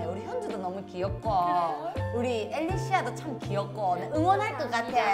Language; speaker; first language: Korean; native; Korean